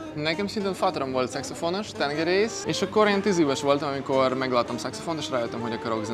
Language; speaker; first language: Hungarian; non-native, fluent; Russian